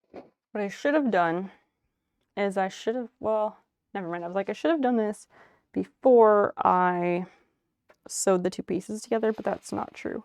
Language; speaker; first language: English; native; English